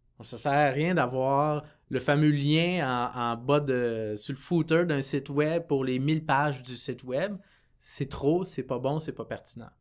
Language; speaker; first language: French; native; French